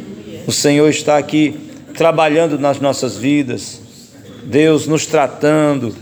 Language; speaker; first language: Portuguese; native; Portuguese